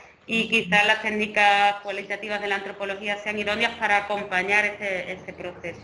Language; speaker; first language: Spanish; native; Spanish